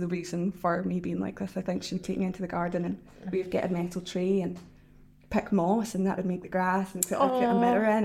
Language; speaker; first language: English; native; English